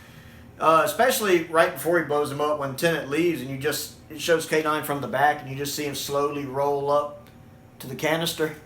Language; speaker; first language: English; native; English